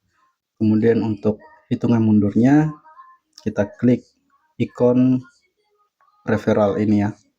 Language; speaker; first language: Indonesian; native; Indonesian